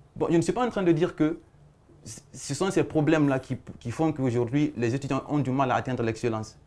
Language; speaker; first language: French; non-native, local second language; Fula